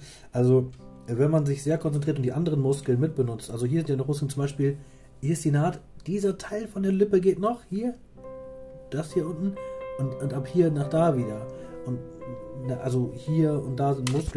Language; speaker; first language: German; native; German